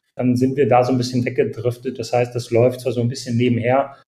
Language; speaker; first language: German; native; German